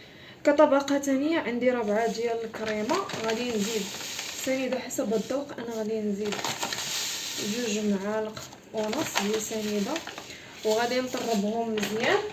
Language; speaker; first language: Arabic; native; Arabic